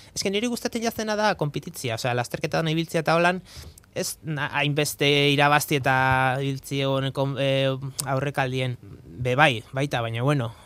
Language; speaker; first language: Basque; native; Basque